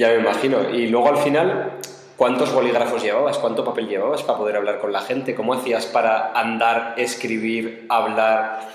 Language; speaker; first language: Spanish; native; Spanish